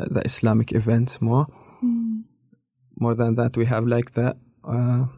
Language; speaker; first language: English; non-native, learner; Arabic